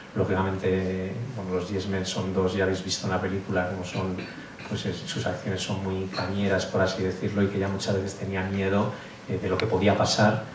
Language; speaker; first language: Spanish; native; Spanish